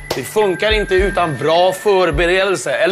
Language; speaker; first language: Swedish; native; Swedish